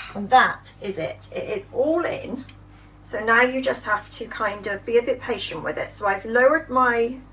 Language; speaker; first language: English; native; English